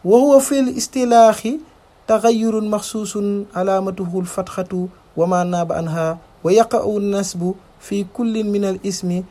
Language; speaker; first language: Arabic; non-native, fluent; Wolof